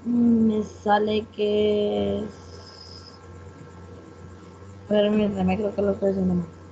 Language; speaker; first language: Spanish; native; Spanish